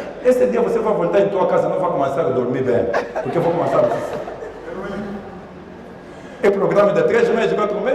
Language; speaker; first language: Portuguese; non-native, learner; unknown